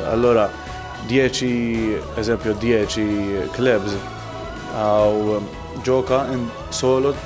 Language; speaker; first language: Italian; non-native, learner; Maltese